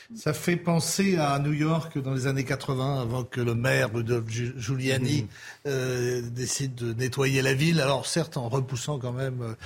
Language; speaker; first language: French; non-native, fluent; English